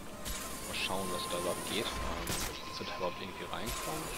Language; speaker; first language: German; native; German